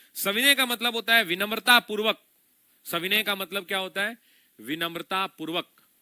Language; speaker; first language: Hindi; native; Hindi